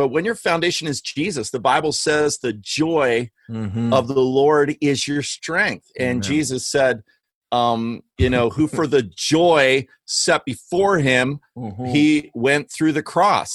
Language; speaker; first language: English; native; English